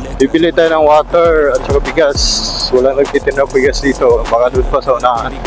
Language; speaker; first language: Filipino; non-native, local second language; Cebuano